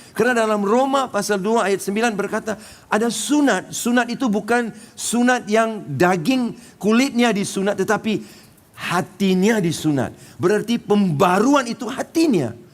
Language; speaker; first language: Malay; non-native, local second language; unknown